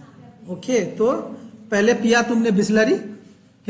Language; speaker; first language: Hindi; native; Hindi